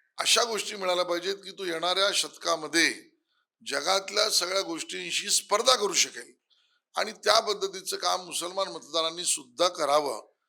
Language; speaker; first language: Marathi; native; Marathi